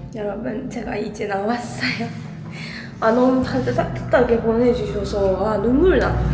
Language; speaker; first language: Korean; non-native, fluent; Japanese